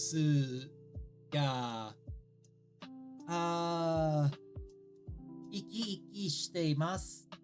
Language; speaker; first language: Japanese; non-native, learner; English